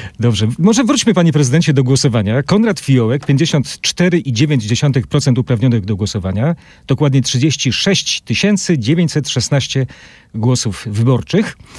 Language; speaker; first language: Polish; native; Polish